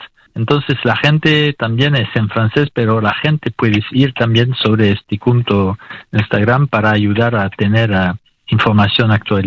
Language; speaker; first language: Spanish; non-native, fluent; French